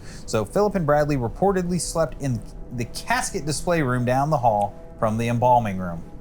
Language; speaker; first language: English; native; English